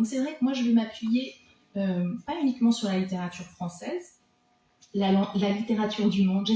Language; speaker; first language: French; native; French